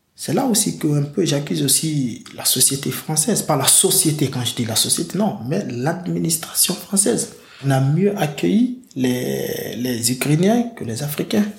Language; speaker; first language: French; non-native, local second language; Fula